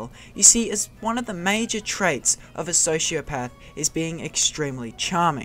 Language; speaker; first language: English; native; English